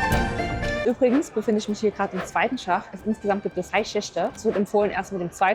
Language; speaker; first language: German; native; German